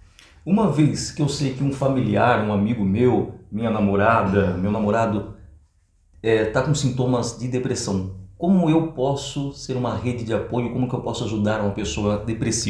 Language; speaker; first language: Portuguese; native; Portuguese